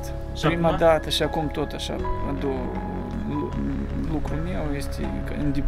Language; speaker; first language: Romanian; non-native, local second language; Russian